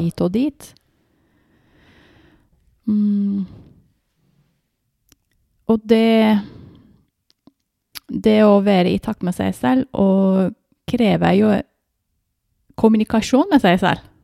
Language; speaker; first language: Norwegian; non-native, fluent; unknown